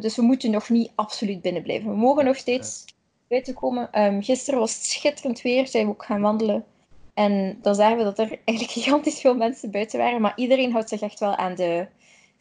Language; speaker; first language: Dutch; native; Dutch